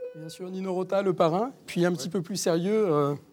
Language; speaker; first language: French; native; French